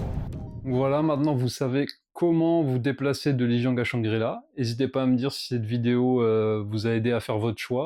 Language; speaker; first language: French; native; French